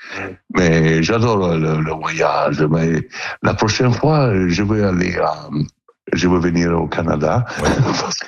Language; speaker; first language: French; non-native, learner; Italian